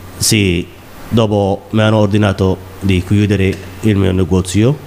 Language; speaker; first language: Italian; non-native, learner; Somali